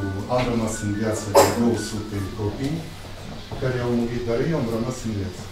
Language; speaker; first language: Romanian; non-native, local second language; Russian